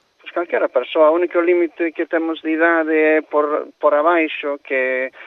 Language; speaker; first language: Galician; non-native, fluent; English